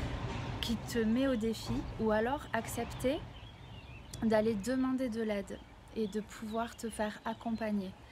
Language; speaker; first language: French; native; French